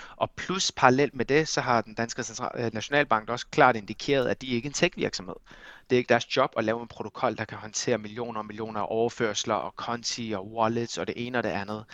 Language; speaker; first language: Danish; early bilingual, other home language; Armenian